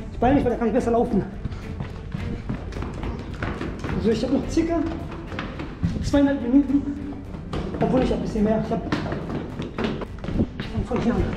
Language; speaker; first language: German; native; German